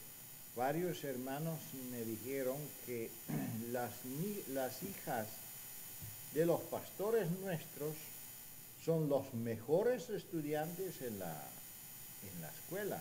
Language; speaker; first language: Spanish; non-native, fluent; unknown